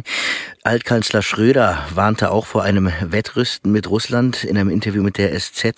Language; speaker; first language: German; native; German